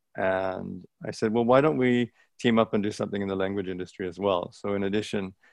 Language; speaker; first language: English; native; English